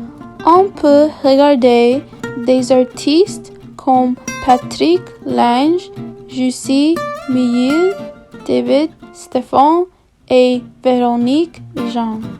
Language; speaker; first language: French; non-native, learner; English